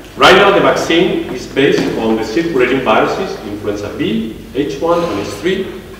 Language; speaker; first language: English; non-native, fluent; Spanish